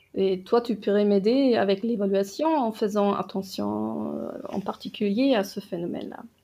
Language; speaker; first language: French; non-native, fluent; German